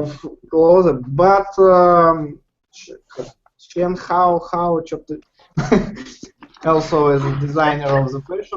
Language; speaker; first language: English; non-native, learner; Russian